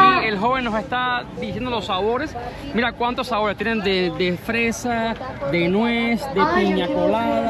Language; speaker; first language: Spanish; native; Spanish